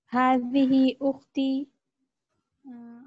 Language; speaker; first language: Arabic; non-native, learner; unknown